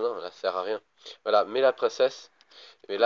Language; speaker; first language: French; native; French